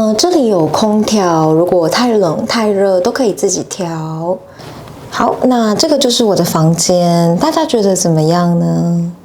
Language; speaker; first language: Chinese; native; Chinese